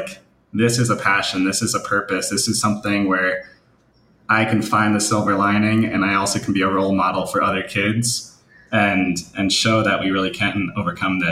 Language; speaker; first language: English; native; English